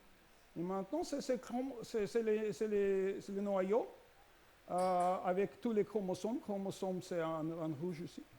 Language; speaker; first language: French; non-native, learner; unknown